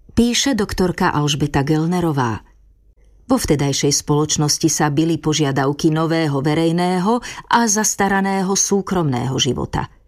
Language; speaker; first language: Slovak; native; Slovak